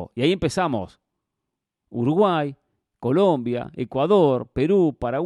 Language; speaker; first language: Spanish; native; Spanish